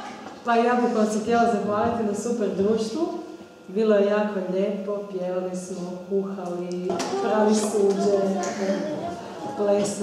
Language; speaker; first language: Croatian; native; Croatian